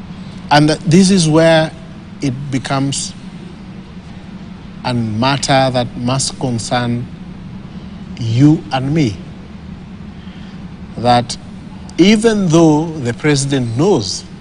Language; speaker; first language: English; non-native, local second language; Swahili